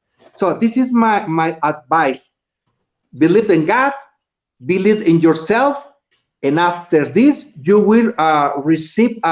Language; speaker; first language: English; non-native, learner; Spanish